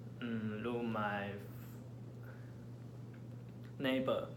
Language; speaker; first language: English; non-native, learner; Chinese